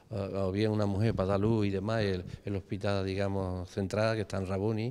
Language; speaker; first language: Spanish; native; Spanish